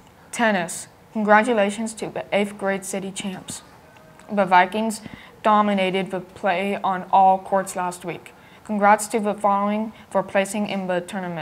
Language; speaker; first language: English; native; English